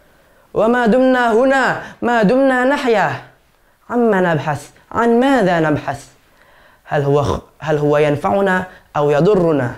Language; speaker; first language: Arabic; non-native, learner; Indonesian